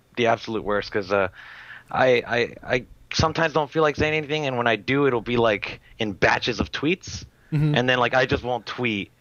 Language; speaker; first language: English; native; English